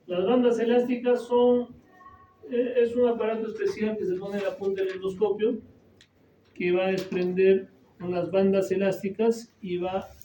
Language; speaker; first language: Spanish; native; Spanish